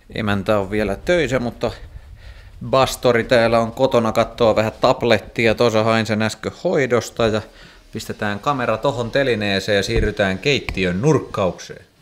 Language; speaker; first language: Finnish; native; Finnish